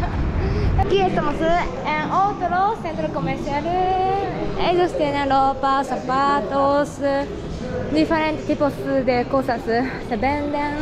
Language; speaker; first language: Spanish; non-native, learner; Japanese